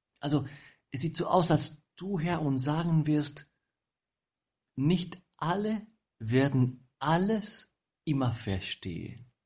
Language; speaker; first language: German; non-native, fluent; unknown